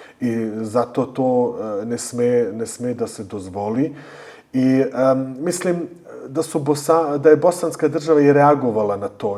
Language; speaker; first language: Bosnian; early bilingual, heritage; Bosnian